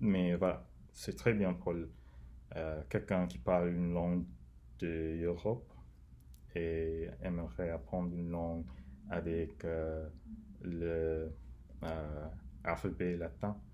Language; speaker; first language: French; non-native, learner; English